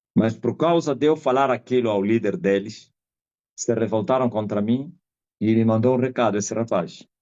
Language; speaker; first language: Portuguese; non-native, local second language; Kongo